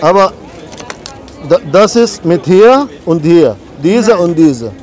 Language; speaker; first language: German; non-native, learner; Arabic